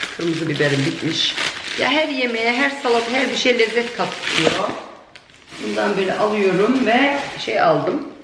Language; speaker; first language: Turkish; early bilingual, heritage; Turkish